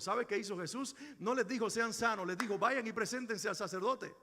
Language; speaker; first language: Spanish; native; Spanish